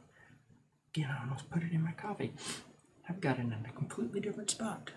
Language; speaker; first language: English; native; English